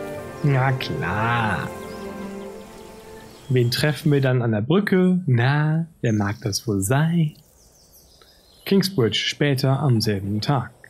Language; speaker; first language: German; native; German